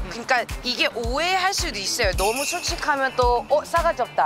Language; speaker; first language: Korean; early bilingual, heritage; Korean